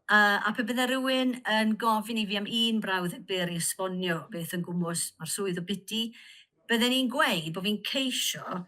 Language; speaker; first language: Welsh; native; Welsh